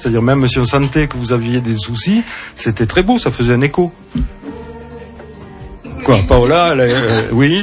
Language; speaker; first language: French; native; French